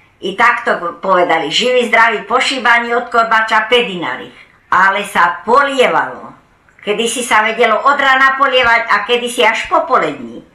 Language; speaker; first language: Slovak; early bilingual, heritage; Slovak